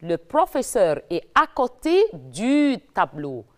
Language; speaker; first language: French; non-native, learner; Arabic